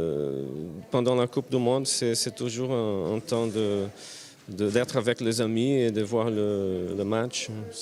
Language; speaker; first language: French; non-native, fluent; Portuguese